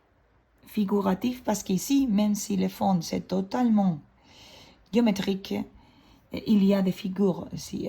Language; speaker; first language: French; non-native, fluent; Spanish